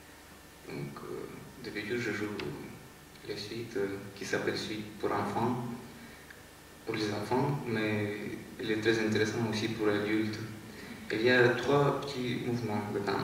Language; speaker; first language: French; non-native, learner; Russian